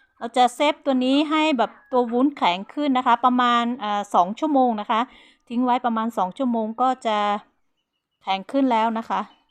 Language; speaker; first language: Thai; non-native, local second language; Hmong